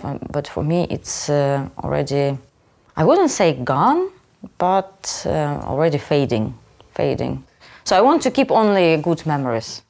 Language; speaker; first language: English; non-native, fluent; Ukrainian